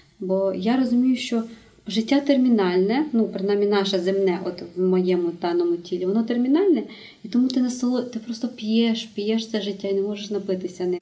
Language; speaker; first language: Ukrainian; native; Ukrainian